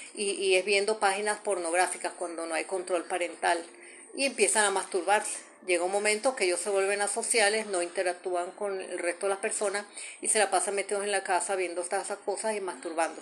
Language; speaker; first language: Spanish; native; Spanish